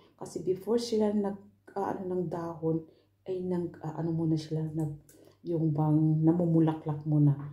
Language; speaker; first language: Filipino; non-native, local second language; Cebuano